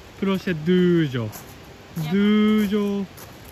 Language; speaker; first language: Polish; non-native, learner; Japanese